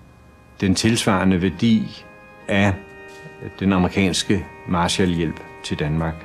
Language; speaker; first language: Danish; native; Danish